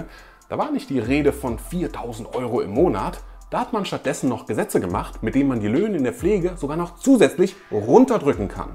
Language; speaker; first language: German; native; German